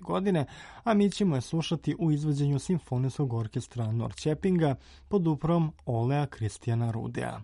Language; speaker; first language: Croatian; native; Croatian